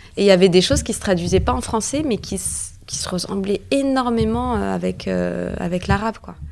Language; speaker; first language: French; early bilingual, other home language; Arabic